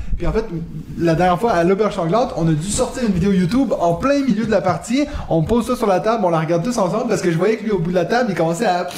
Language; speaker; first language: French; non-native, local second language; German